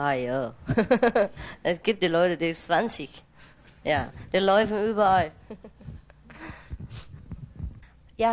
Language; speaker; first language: German; non-native, fluent; Vietnamese